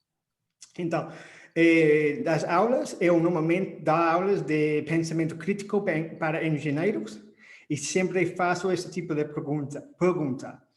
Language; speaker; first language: Portuguese; non-native, fluent; English